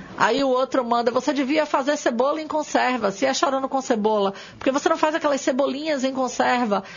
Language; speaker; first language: Portuguese; native; Portuguese